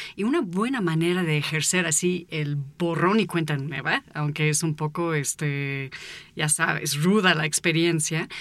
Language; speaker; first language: Spanish; non-native, fluent; English